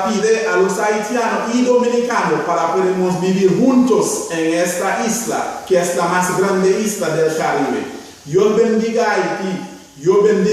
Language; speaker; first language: Spanish; non-native, fluent; Haitian Creole